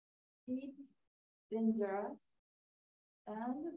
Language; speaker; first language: English; non-native, learner; Japanese